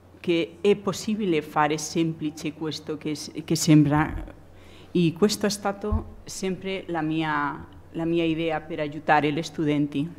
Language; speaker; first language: Italian; non-native, learner; Spanish